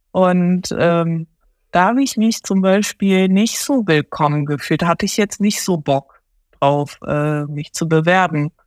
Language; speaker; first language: German; early bilingual, other home language; Japanese